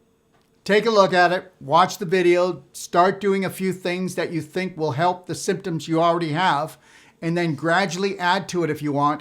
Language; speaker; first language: English; native; English